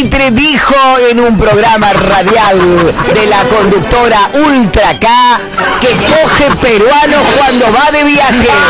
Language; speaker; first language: Spanish; native; Spanish